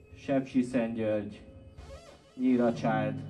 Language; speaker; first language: English; non-native, learner; Hungarian